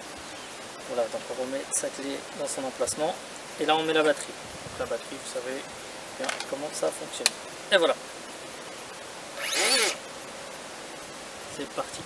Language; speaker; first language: French; native; French